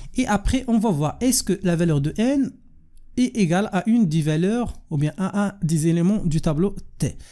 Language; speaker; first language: French; non-native, local second language; Arabic